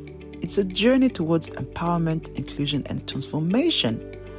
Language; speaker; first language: English; non-native, fluent; French